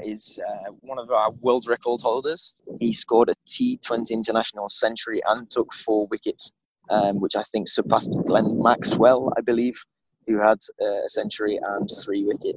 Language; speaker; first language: English; native; English